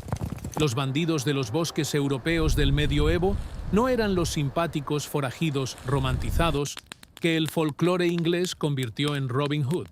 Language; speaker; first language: Spanish; native; Spanish